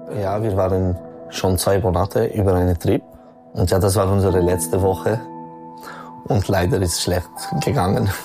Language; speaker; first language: German; non-native, local second language; French